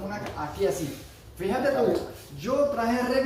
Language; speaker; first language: Spanish; native; Spanish